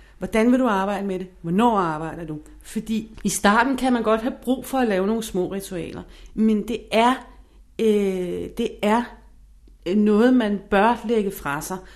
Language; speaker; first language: Danish; non-native, fluent; English